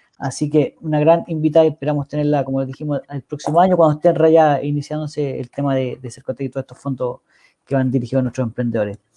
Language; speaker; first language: Spanish; native; Spanish